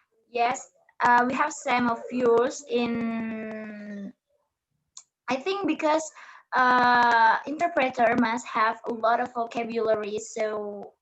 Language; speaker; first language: English; non-native, learner; Indonesian